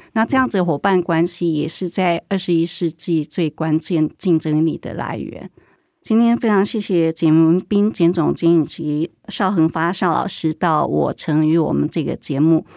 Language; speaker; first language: Chinese; native; Chinese